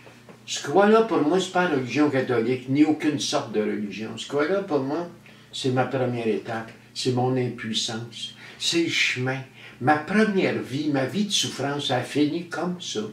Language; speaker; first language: French; native; French